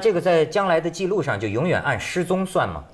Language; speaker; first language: Chinese; native; Chinese